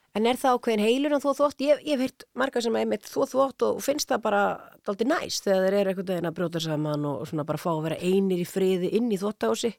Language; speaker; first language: Icelandic; native; Icelandic